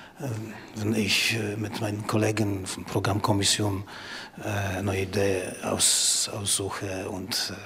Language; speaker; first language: German; non-native, learner; Polish